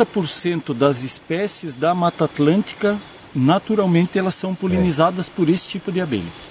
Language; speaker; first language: Portuguese; native; Portuguese